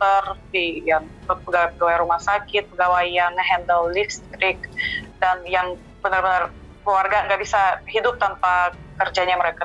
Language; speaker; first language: Indonesian; non-native, fluent; Russian